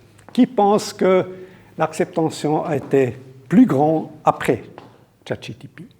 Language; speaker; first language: French; non-native, local second language; German